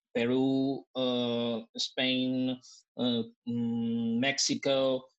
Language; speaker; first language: English; non-native, fluent; Spanish